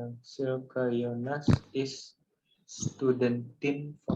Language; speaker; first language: German; non-native, learner; Indonesian